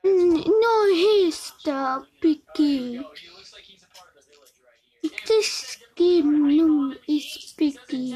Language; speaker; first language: English; non-native, learner; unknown